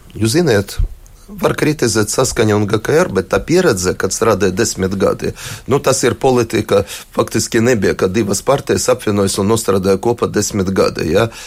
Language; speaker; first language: Latvian; non-native, local second language; Russian